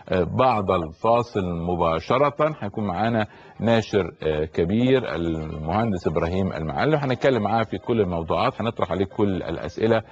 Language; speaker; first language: Arabic; native; Arabic